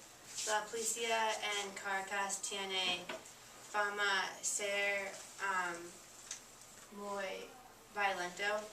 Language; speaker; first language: Spanish; non-native, learner; English